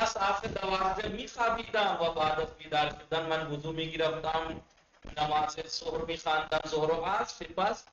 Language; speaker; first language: Persian; non-native, fluent; Urdu